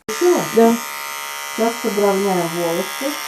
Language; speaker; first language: Russian; native; Russian